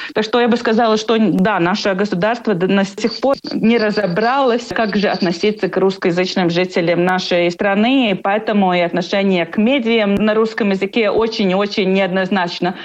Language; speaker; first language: Russian; non-native, local second language; Latvian